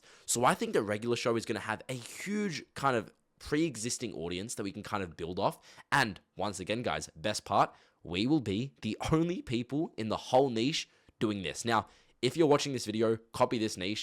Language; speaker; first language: English; native; English